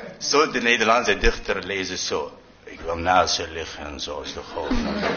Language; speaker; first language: Dutch; non-native, fluent; Arabic